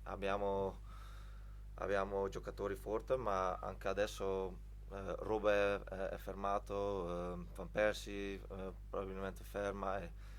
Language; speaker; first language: Italian; non-native, fluent; Dutch